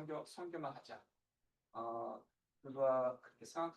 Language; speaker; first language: Korean; non-native, learner; English